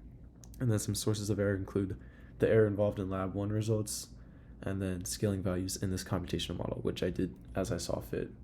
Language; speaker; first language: English; native; English